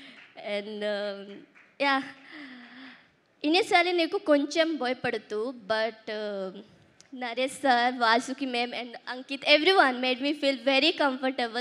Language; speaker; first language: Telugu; early bilingual, heritage; Telugu